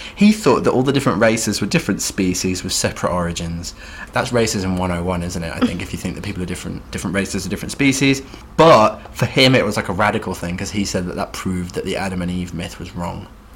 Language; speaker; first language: English; native; English